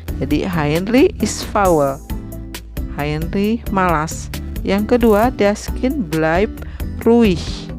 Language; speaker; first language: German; non-native, fluent; Indonesian